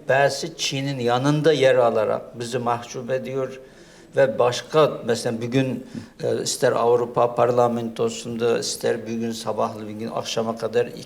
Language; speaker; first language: Turkish; non-native, fluent; Uyghur